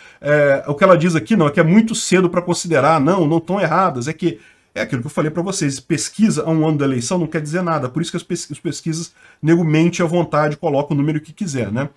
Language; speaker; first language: Portuguese; native; Portuguese